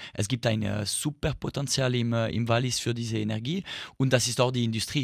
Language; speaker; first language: German; non-native, local second language; French